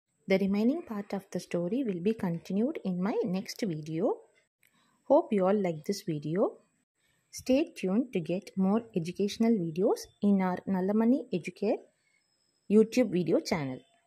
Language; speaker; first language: English; non-native, local second language; Tamil